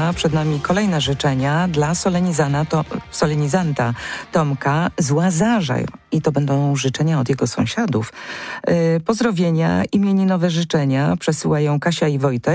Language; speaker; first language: Polish; native; Polish